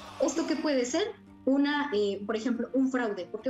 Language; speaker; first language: Spanish; native; Spanish